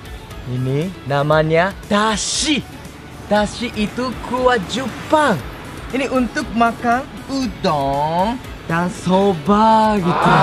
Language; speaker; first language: Indonesian; non-native, fluent; Japanese